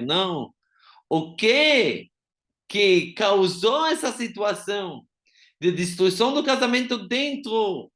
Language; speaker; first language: Portuguese; non-native, fluent; Hebrew